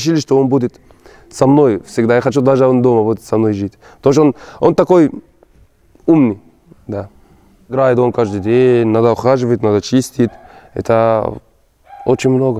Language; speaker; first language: Russian; non-native, learner; Arabic